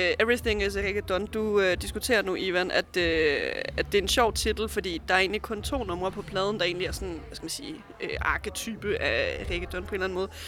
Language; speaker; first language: Danish; early bilingual, other home language; Serbian